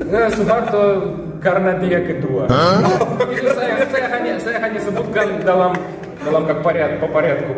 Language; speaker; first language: Malay; non-native, fluent; Russian